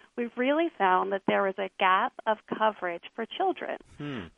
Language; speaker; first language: English; native; English